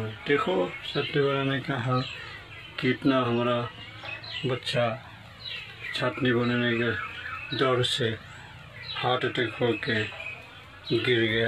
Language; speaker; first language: Hindi; non-native, local second language; Assamese